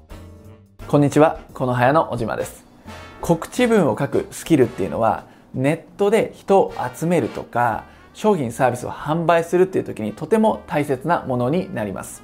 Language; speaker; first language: Japanese; native; Japanese